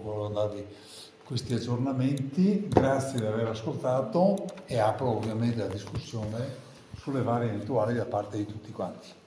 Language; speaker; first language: Italian; native; Italian